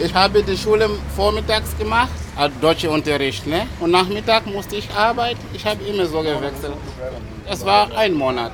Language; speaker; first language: German; non-native, learner; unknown